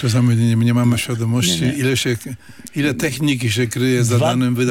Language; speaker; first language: Polish; native; Polish